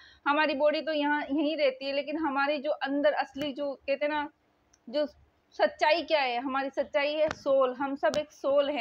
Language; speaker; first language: Hindi; native; Hindi